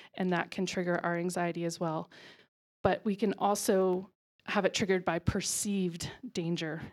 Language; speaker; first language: English; native; English